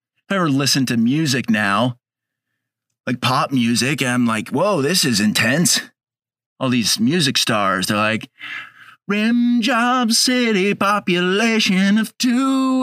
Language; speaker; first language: English; native; English